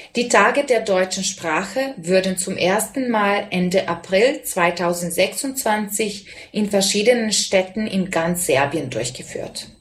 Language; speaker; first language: German; non-native, fluent; Serbian